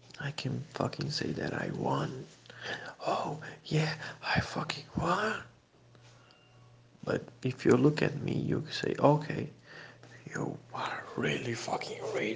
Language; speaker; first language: English; non-native, fluent; Portuguese